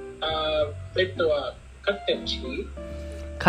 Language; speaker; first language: Japanese; non-native, learner; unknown